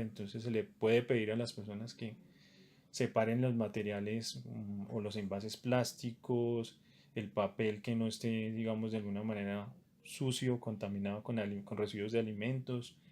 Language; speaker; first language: Spanish; native; Spanish